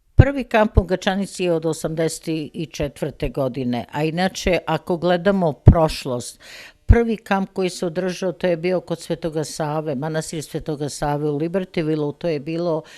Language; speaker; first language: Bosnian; early bilingual, heritage; Serbian